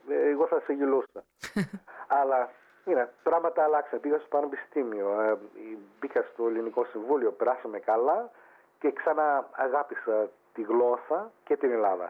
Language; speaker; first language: Greek; early bilingual, heritage; Greek